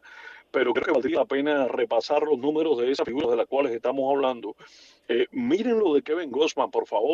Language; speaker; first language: Spanish; native; Spanish